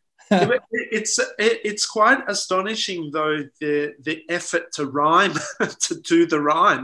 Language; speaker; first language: English; early bilingual, other home language; Italian